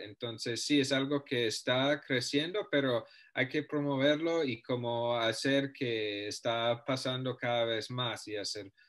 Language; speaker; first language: Spanish; non-native, fluent; English